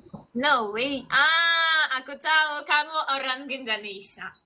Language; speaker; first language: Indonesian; non-native, learner; English